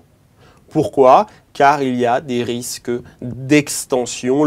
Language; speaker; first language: French; native; French